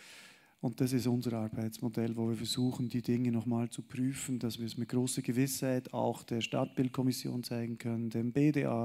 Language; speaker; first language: German; native; German